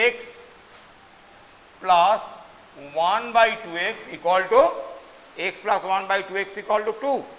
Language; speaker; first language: English; non-native, local second language; Bangla